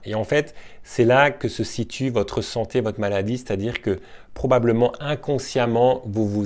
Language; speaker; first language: French; native; French